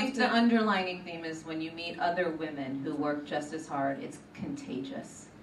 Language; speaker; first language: English; native; English